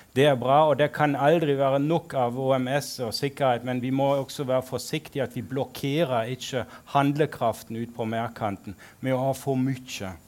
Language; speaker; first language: Norwegian; non-native, fluent; German